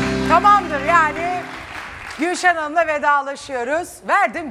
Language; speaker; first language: Turkish; native; Turkish